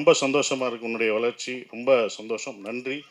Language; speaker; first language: Tamil; native; Tamil